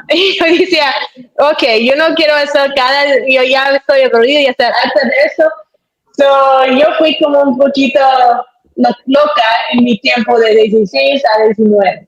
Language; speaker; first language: Spanish; early bilingual, heritage; Spanish